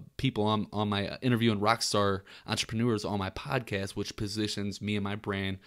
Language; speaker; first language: English; native; English